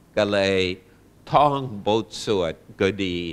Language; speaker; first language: Thai; non-native, fluent; English